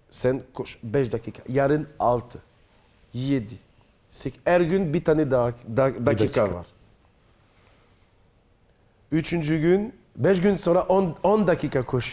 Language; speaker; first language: Turkish; non-native, learner; French